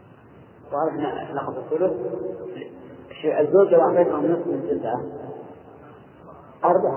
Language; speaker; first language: Arabic; native; Arabic